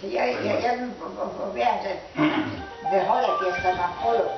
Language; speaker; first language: Polish; early bilingual, heritage; Polish